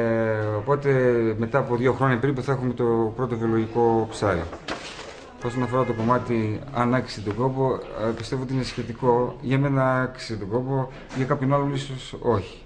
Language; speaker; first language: Greek; native; Greek